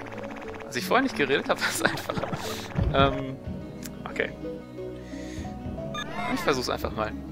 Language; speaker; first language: German; native; German